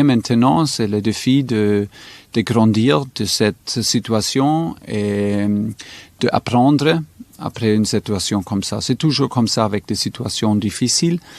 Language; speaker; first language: French; non-native, fluent; German